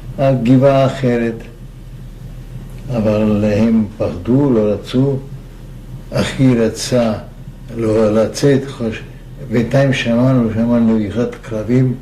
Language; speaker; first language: Hebrew; non-native, fluent; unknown